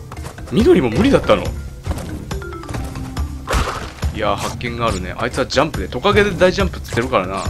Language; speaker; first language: Japanese; native; Japanese